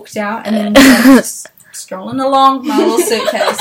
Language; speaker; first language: English; native; English